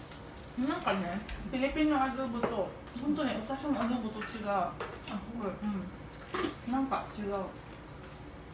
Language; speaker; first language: Japanese; non-native, fluent; Filipino